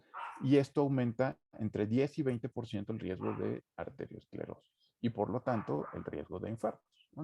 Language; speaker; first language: Spanish; native; Spanish